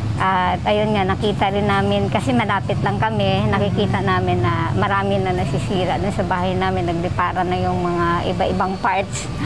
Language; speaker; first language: Filipino; non-native, local second language; Aklanon